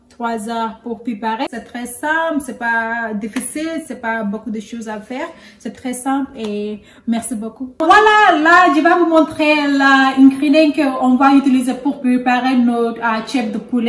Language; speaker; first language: French; non-native, learner; Soninke